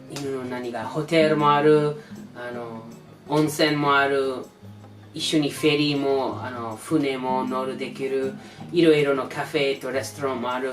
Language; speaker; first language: Japanese; non-native, learner; English